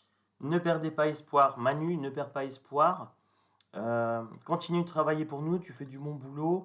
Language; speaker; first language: French; native; French